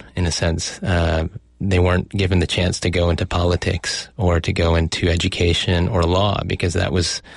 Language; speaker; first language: English; early bilingual, other home language; Chinese